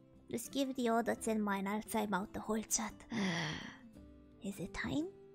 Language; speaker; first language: English; non-native, fluent; Japanese